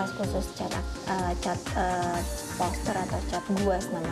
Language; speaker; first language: Indonesian; native; Indonesian